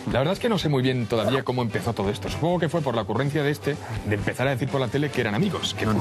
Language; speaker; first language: Spanish; native; Spanish